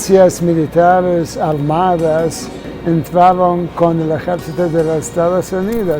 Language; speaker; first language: Spanish; non-native, fluent; Arabic